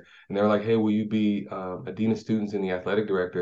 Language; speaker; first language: English; native; English